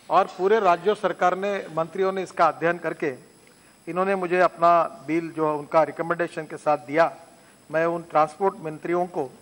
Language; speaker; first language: Hindi; non-native, local second language; Marathi